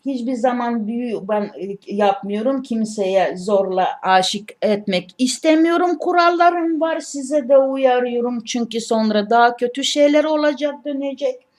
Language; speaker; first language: Turkish; non-native, learner; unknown